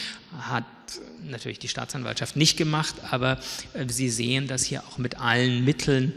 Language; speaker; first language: German; native; German